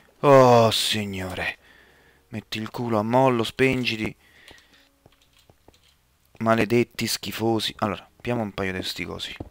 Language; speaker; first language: Italian; native; Italian